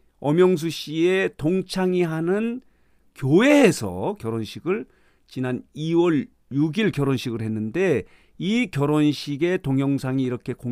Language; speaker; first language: Korean; native; Korean